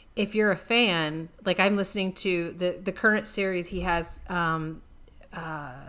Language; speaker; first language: English; native; English